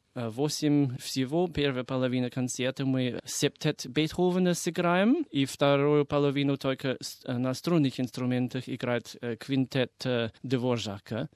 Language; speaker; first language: Russian; non-native, fluent; English